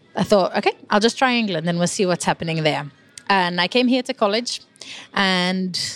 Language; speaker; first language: English; non-native, fluent; Hebrew